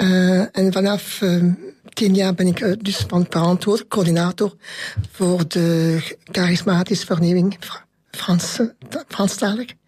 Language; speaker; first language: Dutch; non-native, local second language; French